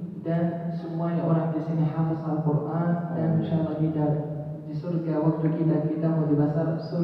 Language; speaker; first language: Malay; non-native, learner; Arabic